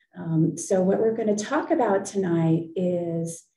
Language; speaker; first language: English; native; English